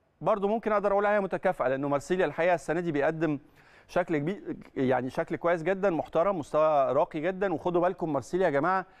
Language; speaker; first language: Arabic; native; Arabic